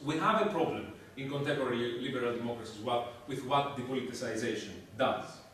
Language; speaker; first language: English; non-native, fluent; Greek